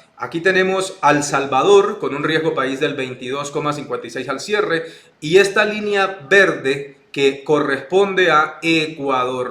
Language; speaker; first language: Spanish; native; Spanish